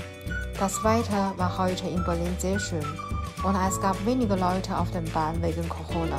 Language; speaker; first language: German; non-native, learner; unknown